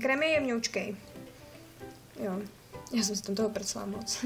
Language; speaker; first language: Czech; native; Czech